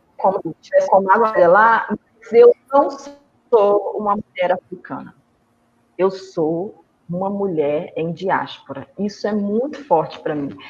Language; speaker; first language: Portuguese; native; Portuguese